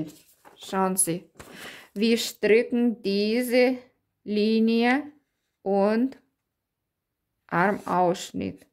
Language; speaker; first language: German; non-native, learner; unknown